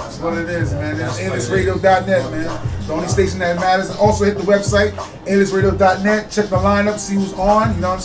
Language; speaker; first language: English; native; English